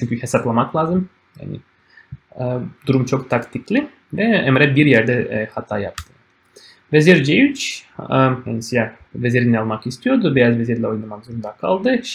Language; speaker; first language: Turkish; non-native, fluent; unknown